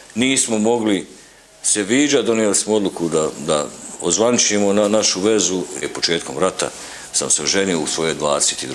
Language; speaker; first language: Bosnian; native; Bosnian